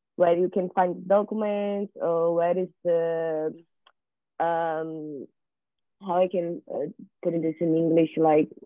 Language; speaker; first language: English; non-native, learner; Portuguese